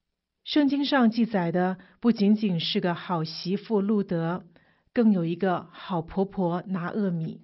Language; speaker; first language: Chinese; native; Chinese